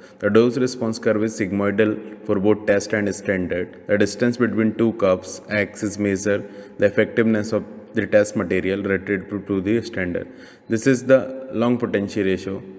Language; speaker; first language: English; non-native, local second language; Hindi